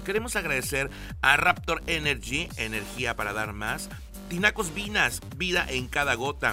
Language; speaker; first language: Spanish; native; Spanish